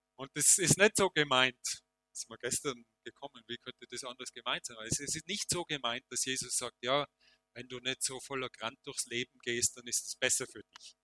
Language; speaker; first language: German; native; German